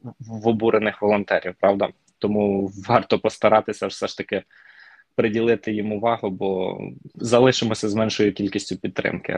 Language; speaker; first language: Ukrainian; native; Ukrainian